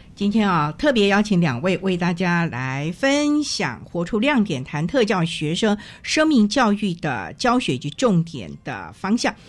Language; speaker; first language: Chinese; native; Chinese